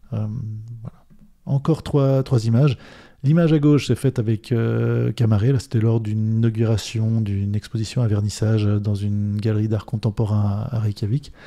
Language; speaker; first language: French; native; French